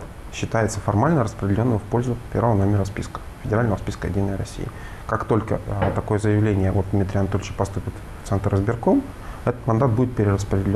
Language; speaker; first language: Russian; native; Russian